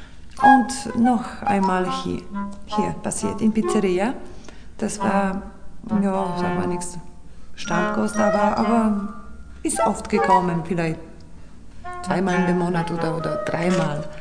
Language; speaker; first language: German; non-native, learner; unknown